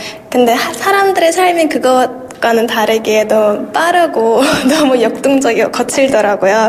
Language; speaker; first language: Korean; non-native, fluent; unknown